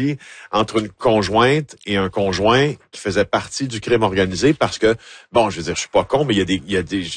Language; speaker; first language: French; native; French